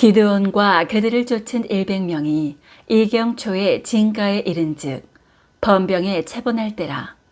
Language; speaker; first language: Korean; native; Korean